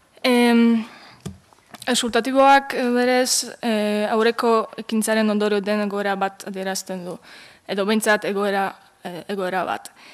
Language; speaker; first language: Basque; non-native, fluent; Polish